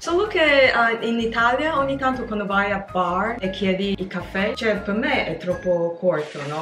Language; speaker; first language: Italian; non-native, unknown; Chinese